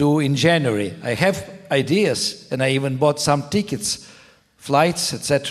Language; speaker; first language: English; non-native, fluent; Ukrainian